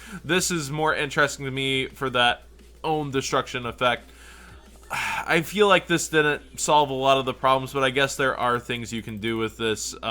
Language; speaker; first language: English; native; English